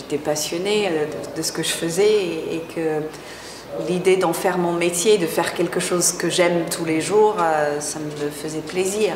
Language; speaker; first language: French; non-native, fluent; English